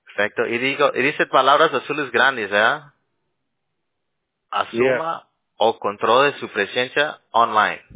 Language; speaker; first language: Spanish; early bilingual, heritage; Spanish